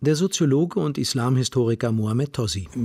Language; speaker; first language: German; native; German